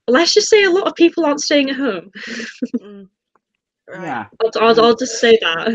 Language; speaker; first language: English; native; English